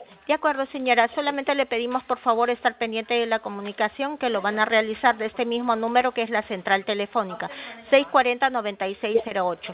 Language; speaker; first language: Spanish; native; Spanish